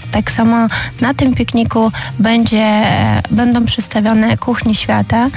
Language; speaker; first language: Polish; non-native, fluent; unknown